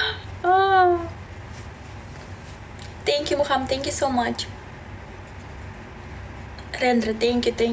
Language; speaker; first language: English; non-native, learner; Belarusian